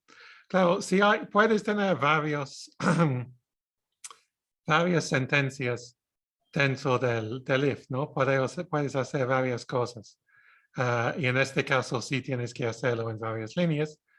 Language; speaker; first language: Spanish; non-native, fluent; English